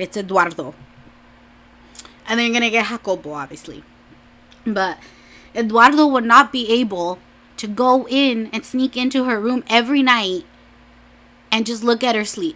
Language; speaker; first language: English; early bilingual, other home language; Spanish